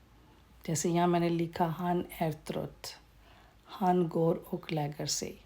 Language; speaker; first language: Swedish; non-native, fluent; Urdu